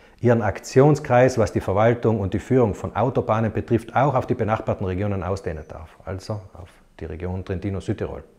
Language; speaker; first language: German; native; German